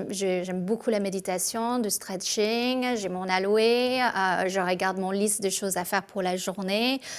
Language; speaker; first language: French; non-native, fluent; English